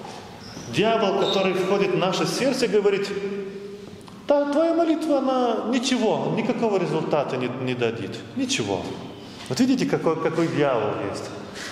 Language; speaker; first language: Russian; non-native, fluent; Lithuanian